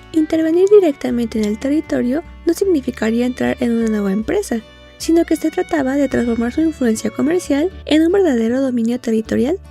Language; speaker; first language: Spanish; native; Spanish